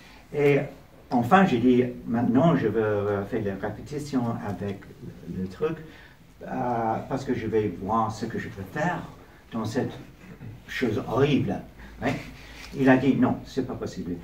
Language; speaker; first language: French; non-native, learner; English